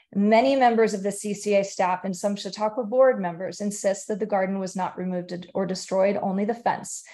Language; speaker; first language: English; native; English